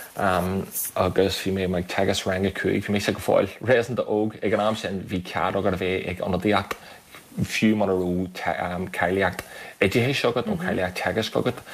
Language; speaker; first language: Irish; native; Irish